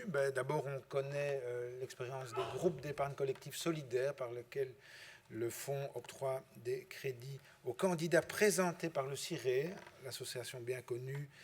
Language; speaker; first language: French; native; French